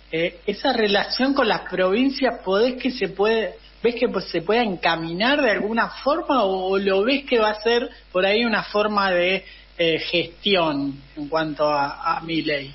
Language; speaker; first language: Spanish; native; Spanish